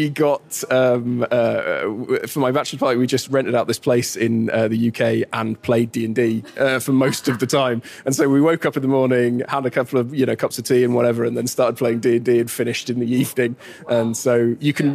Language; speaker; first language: English; native; English